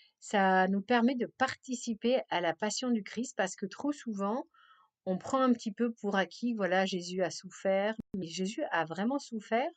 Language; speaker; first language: French; native; French